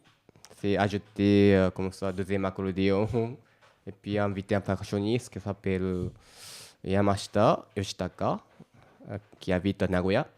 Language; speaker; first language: French; non-native, learner; Japanese